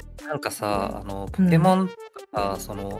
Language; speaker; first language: Japanese; native; Japanese